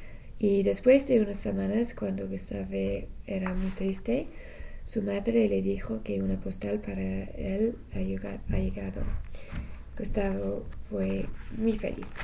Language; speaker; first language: Spanish; non-native, learner; English